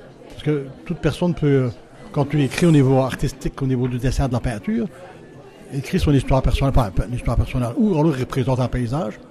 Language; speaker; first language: French; native; French